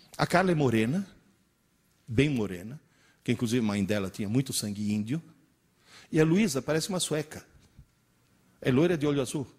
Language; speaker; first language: Portuguese; early bilingual, other home language; Italian